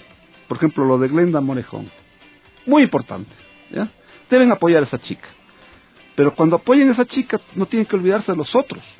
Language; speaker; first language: Spanish; native; Spanish